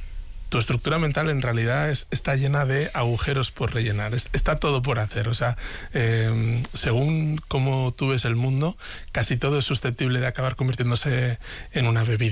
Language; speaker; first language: Spanish; native; Spanish